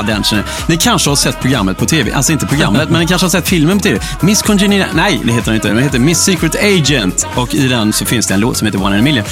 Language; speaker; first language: Swedish; native; Swedish